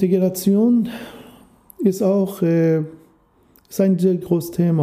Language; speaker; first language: German; non-native, learner; Persian